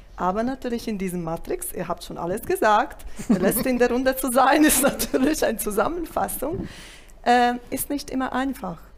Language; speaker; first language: German; non-native, fluent; Italian